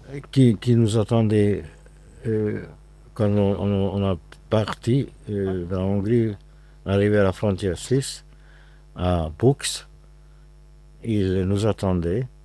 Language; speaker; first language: French; non-native, fluent; Hungarian